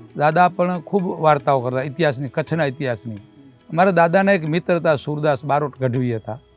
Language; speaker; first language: Gujarati; non-native, local second language; Kachhi